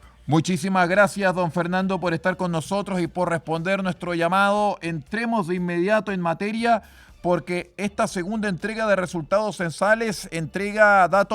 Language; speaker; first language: Spanish; native; Spanish